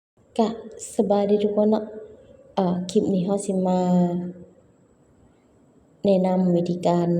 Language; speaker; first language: Thai; non-native, local second language; Lao